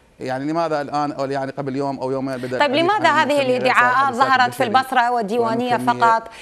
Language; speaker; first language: Arabic; native; Arabic